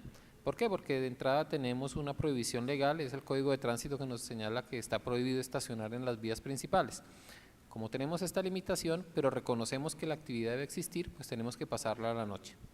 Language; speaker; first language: Spanish; native; Spanish